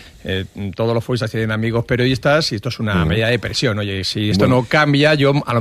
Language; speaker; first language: Spanish; native; Spanish